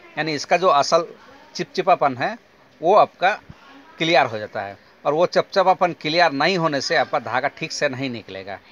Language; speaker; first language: Hindi; non-native, local second language; Bangla